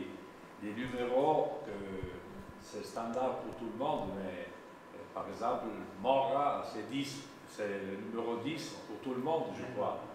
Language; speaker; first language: French; non-native, local second language; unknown